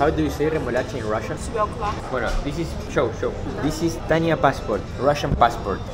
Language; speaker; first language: English; non-native, learner; Spanish